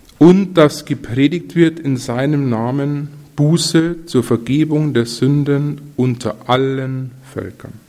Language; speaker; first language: German; native; German